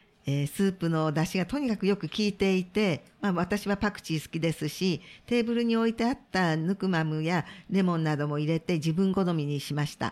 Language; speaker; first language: Japanese; native; Japanese